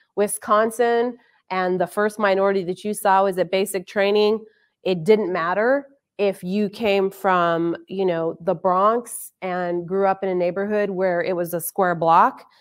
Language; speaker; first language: English; native; English